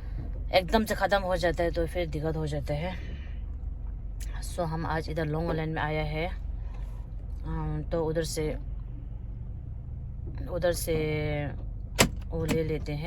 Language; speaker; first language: Hindi; non-native, local second language; Tibetan